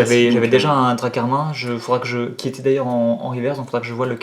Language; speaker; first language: French; native; French